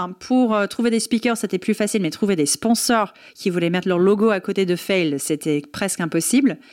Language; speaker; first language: French; non-native, fluent; English